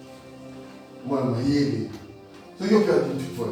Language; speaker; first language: French; non-native, local second language; Lingala